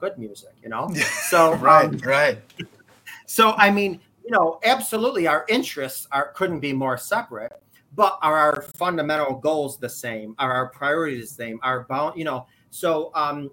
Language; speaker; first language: English; native; English